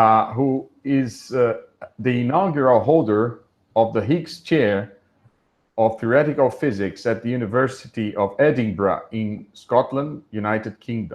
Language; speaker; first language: English; non-native, fluent; Portuguese